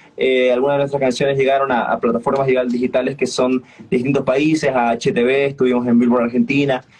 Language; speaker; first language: Spanish; native; Spanish